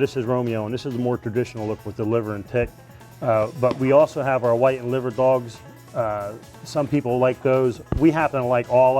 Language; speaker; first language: English; native; English